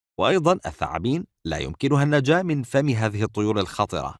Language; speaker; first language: Arabic; native; Arabic